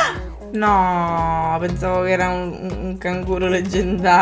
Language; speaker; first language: Italian; native; Italian